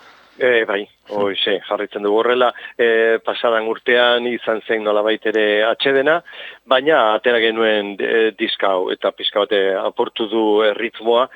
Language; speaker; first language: Basque; non-native, local second language; Spanish